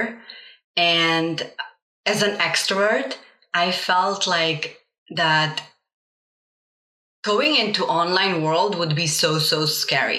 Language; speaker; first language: English; non-native, fluent; Slovenian